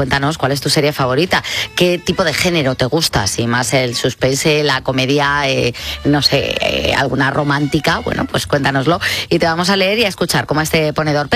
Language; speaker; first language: Spanish; native; Spanish